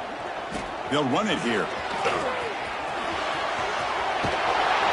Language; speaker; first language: English; native; English